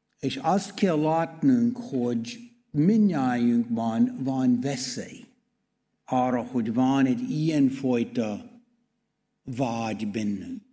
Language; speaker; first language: Hungarian; non-native, learner; English